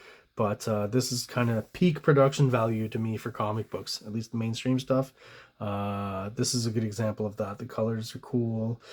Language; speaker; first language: English; native; English